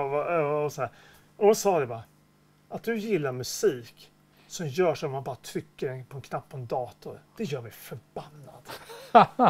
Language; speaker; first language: Swedish; native; Swedish